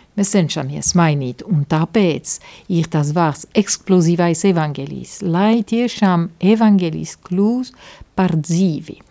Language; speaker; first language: Latvian; non-native, fluent; Italian